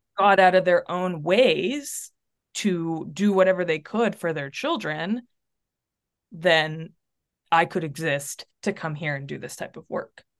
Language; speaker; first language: English; early bilingual, other home language; Spanish